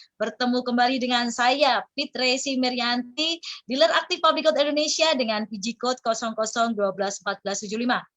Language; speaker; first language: Indonesian; native; Indonesian